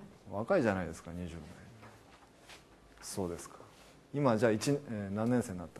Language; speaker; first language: Japanese; native; Japanese